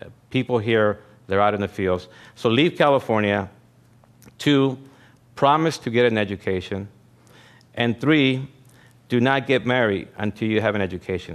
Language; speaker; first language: English; early bilingual, other home language; Spanish